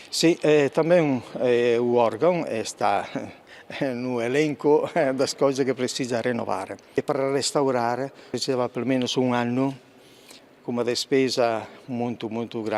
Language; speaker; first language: Portuguese; non-native, fluent; Italian